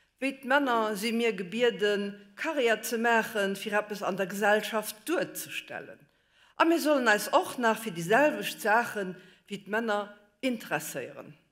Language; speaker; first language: Luxembourgish; native; Luxembourgish